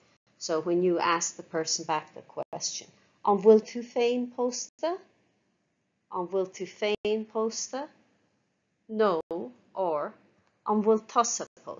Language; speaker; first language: Irish; non-native, fluent; English